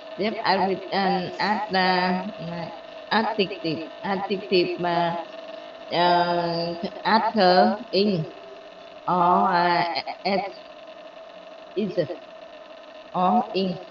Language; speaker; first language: English; non-native, learner; Vietnamese